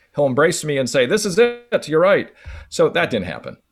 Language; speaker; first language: English; native; English